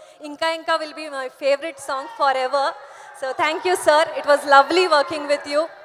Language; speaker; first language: Telugu; non-native, learner; Kannada